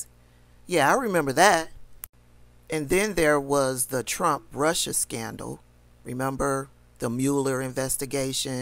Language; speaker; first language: English; native; English